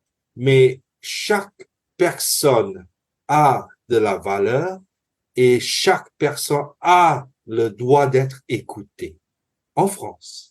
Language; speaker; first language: French; non-native, fluent; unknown